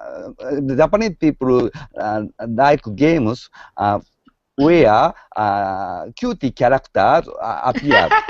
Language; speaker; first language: English; non-native, learner; Japanese